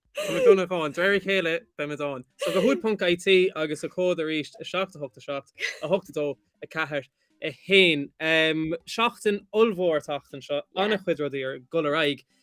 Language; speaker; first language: Irish; non-native, local second language; English